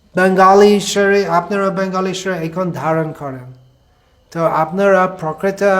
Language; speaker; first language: Bangla; non-native, fluent; English